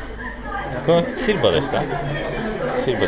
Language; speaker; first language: Japanese; non-native, learner; Russian